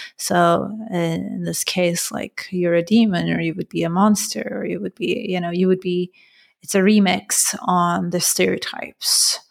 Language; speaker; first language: English; non-native, fluent; Persian